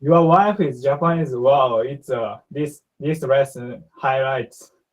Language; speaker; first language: English; non-native, learner; Japanese